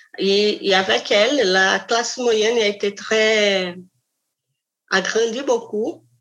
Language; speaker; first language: French; non-native, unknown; Portuguese